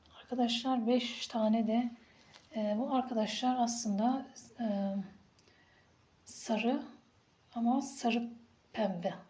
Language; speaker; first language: Turkish; native; Turkish